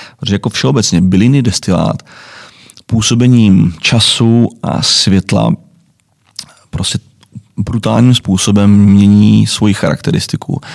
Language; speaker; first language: Czech; native; Czech